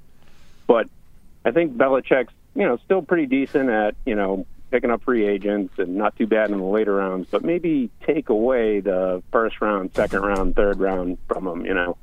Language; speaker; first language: English; non-native, fluent; Ukrainian